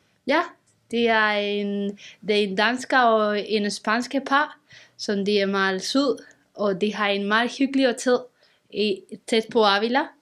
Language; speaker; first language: Danish; non-native, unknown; Spanish